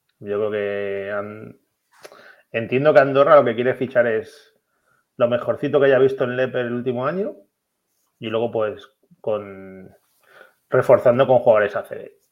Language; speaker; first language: Spanish; native; Spanish